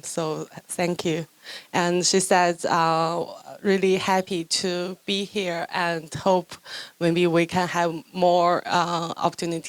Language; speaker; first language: English; non-native, fluent; Chinese